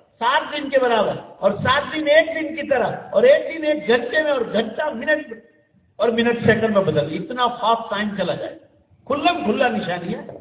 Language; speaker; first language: Urdu; non-native, local second language; Gujarati